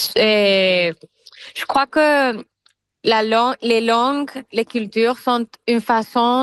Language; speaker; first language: French; non-native, fluent; Spanish